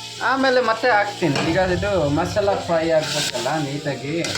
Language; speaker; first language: Kannada; non-native, fluent; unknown